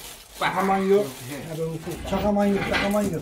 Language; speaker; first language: Korean; non-native, learner; Turkish